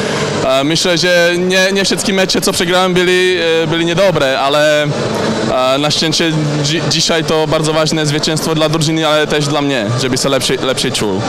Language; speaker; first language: Polish; non-native, learner; Czech